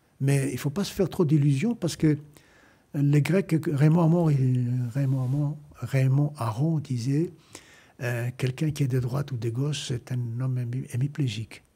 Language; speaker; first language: French; non-native, fluent; Greek